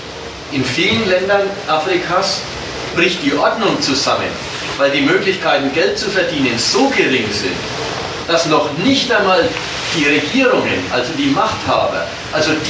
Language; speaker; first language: German; native; German